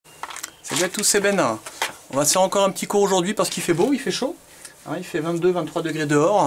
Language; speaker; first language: French; native; French